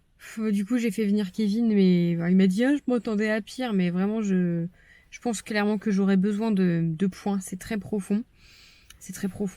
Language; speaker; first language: French; native; French